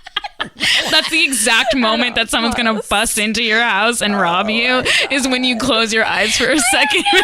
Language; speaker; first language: English; native; English